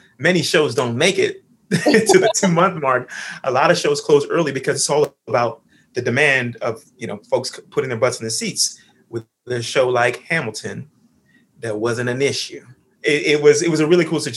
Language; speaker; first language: English; native; English